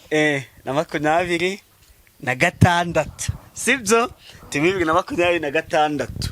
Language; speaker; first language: Kinyarwanda; native; Kinyarwanda